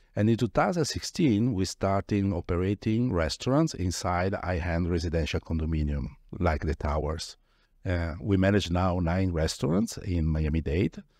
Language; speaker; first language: English; non-native, fluent; Italian